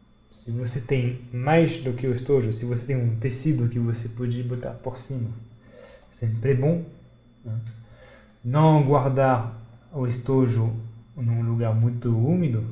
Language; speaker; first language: Portuguese; non-native, fluent; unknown